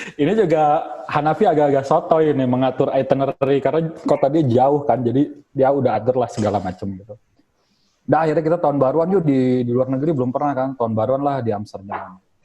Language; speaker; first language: Indonesian; native; Indonesian